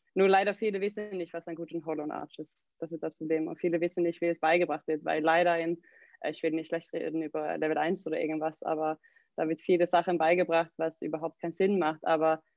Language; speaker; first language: German; non-native, fluent; Swedish